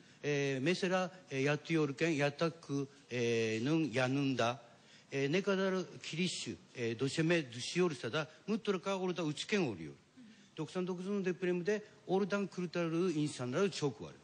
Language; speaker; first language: Turkish; non-native, learner; Japanese